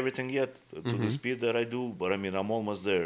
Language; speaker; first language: English; non-native, fluent; Russian